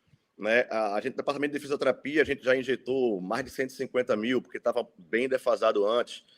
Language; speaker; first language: Portuguese; native; Portuguese